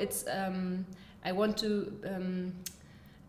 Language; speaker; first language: English; non-native, learner; German